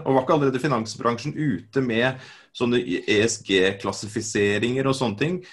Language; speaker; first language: Norwegian; native; Norwegian